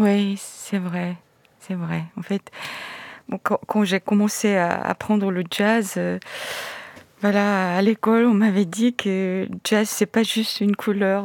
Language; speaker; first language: French; non-native, fluent; Korean